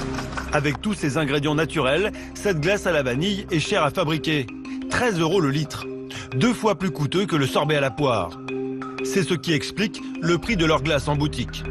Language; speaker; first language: French; native; French